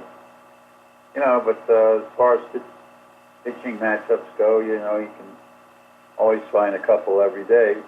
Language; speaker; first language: English; native; English